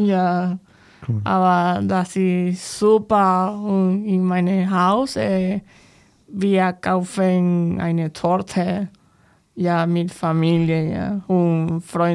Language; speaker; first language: German; non-native, learner; Spanish